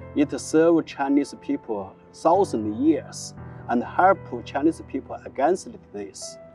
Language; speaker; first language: English; non-native, learner; Chinese